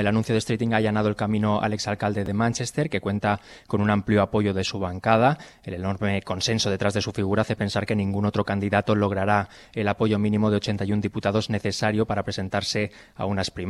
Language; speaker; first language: Spanish; native; Spanish